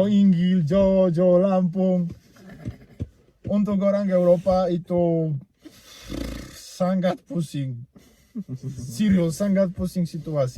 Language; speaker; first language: Indonesian; non-native, learner; Polish